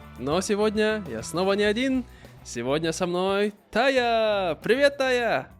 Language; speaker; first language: Russian; native; Russian